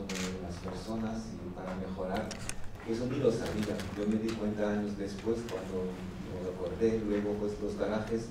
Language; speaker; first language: Spanish; non-native, fluent; Armenian